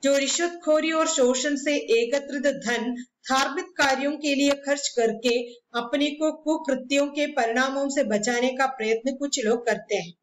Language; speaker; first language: Hindi; non-native, local second language; Malayalam